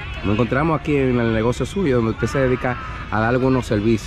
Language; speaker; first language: Spanish; native; Spanish